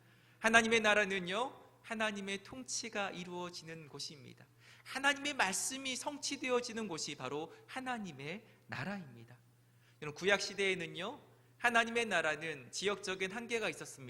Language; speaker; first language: Korean; native; Korean